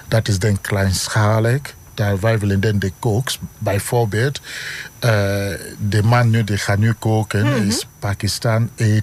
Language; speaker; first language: Dutch; non-native, learner; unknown